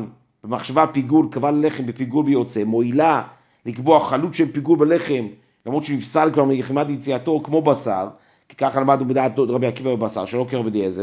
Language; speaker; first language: Hebrew; native; Hebrew